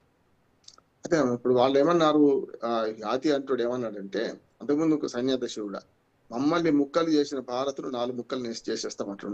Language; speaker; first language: Telugu; native; Telugu